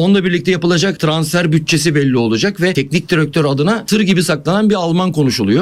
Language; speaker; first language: Turkish; native; Turkish